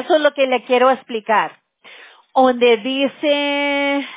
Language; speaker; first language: Spanish; early bilingual, other home language; English